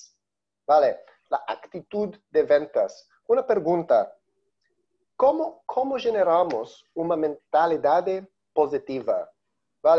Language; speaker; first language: Spanish; non-native, learner; Portuguese